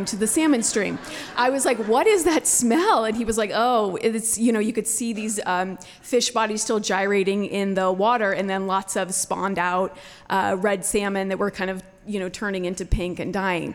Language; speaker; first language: English; native; English